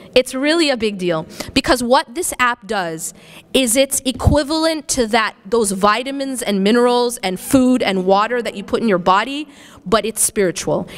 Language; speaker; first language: English; native; English